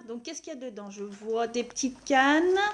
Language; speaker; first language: French; native; French